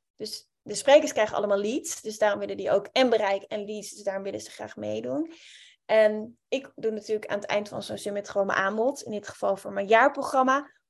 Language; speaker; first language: Dutch; native; Dutch